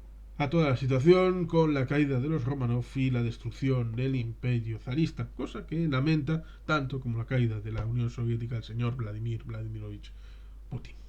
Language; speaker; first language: Spanish; native; Spanish